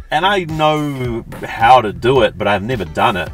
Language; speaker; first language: English; native; English